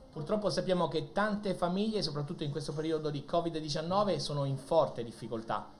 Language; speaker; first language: Italian; native; Italian